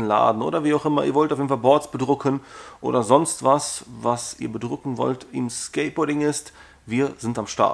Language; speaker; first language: German; native; German